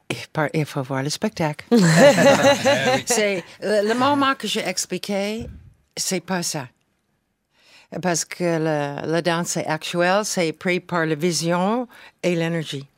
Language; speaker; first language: French; non-native, fluent; English